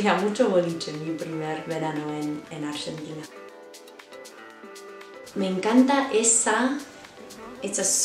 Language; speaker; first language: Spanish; non-native, fluent; English